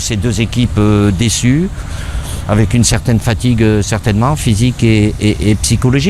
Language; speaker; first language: French; native; French